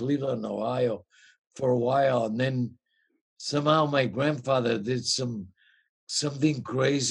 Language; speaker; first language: English; non-native, fluent; Italian